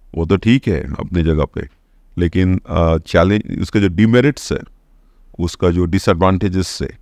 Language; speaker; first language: Hindi; non-native, local second language; Odia